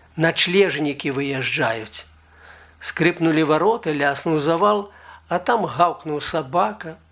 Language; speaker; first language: Belarusian; native; Belarusian